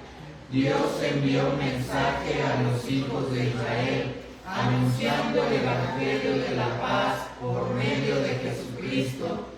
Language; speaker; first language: Spanish; native; Spanish